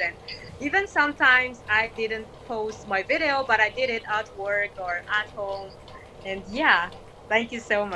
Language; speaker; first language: English; non-native, fluent; Malagasy